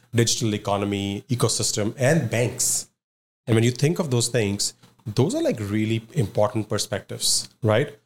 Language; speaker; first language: English; non-native, local second language; Punjabi